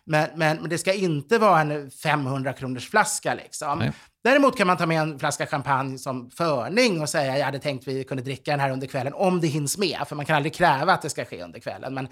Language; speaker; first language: Swedish; native; Swedish